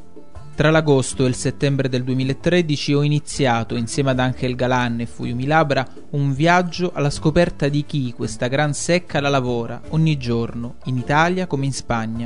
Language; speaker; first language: Italian; native; Italian